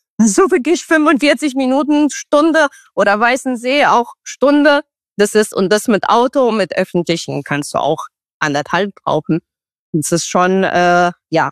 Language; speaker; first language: German; non-native, fluent; Romanian